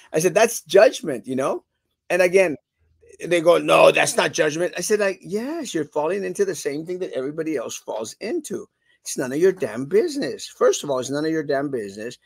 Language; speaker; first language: English; early bilingual, other home language; Spanish